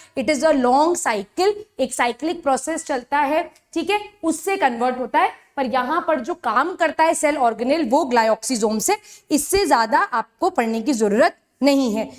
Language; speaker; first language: Hindi; native; Hindi